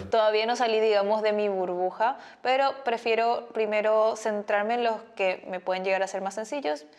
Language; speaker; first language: Spanish; native; Spanish